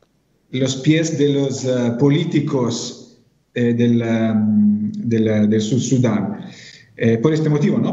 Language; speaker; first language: Spanish; non-native, fluent; Italian